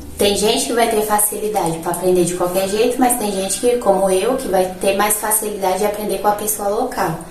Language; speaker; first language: Portuguese; native; Portuguese